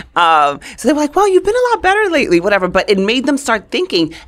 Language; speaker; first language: English; native; English